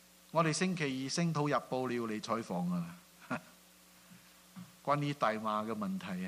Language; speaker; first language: Cantonese; non-native, fluent; Min Nan Chinese